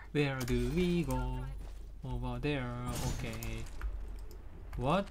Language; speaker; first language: English; non-native, learner; Japanese